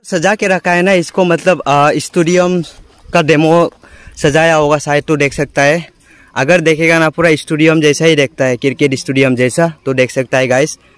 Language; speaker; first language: Hindi; non-native, local second language; Assamese